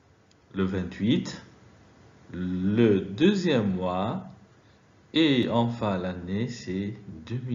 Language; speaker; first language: French; non-native, fluent; Arabic